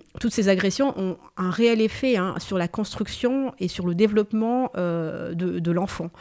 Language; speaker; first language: French; early bilingual, other home language; Malagasy